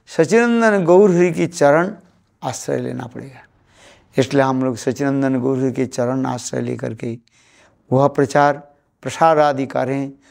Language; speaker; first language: Hindi; non-native, local second language; Bangla